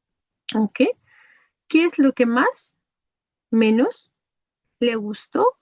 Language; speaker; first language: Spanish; non-native, fluent; Bangla